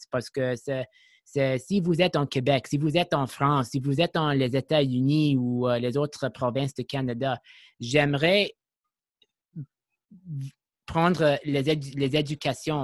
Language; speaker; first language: French; non-native, learner; English